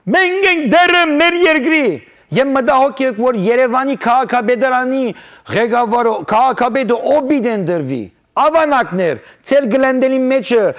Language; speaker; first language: Armenian; early bilingual, heritage; Armenian